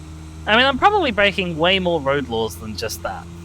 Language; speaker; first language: English; native; English